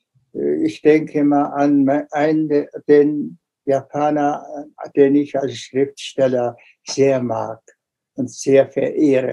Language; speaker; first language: German; non-native, fluent; Tuvinian